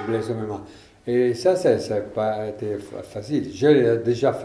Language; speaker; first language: French; non-native, learner; Italian